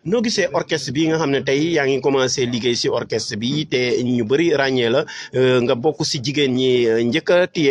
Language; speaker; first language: Wolof; non-native, local second language; Serer